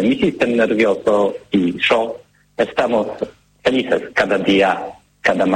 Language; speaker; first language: Spanish; non-native, learner; Polish